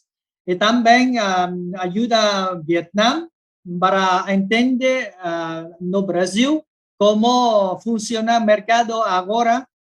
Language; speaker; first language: Spanish; non-native, learner; Vietnamese